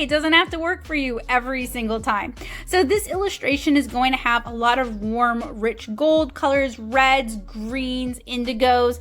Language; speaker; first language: English; native; English